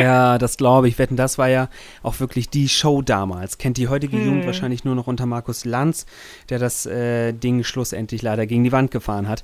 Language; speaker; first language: German; native; German